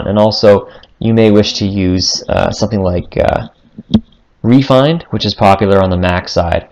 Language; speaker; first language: English; native; English